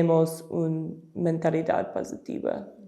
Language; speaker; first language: Spanish; non-native, learner; English